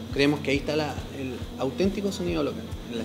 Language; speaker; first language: Spanish; native; Spanish